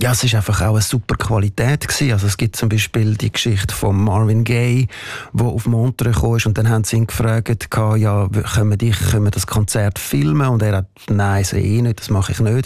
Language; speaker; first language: German; native; German